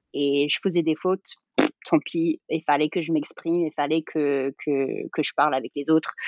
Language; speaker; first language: French; early bilingual, heritage; French